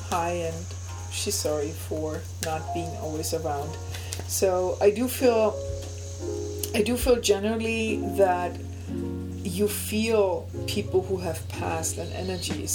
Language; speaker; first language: English; non-native, fluent; German